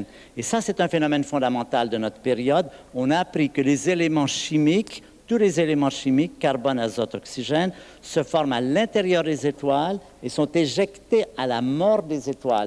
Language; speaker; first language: French; native; French